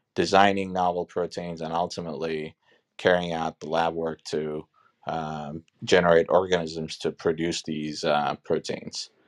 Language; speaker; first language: English; non-native, fluent; Turkish